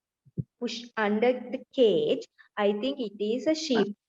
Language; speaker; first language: English; non-native, learner; Sinhala